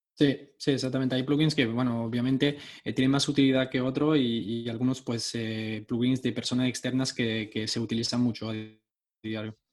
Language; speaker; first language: Spanish; early bilingual, heritage; Spanish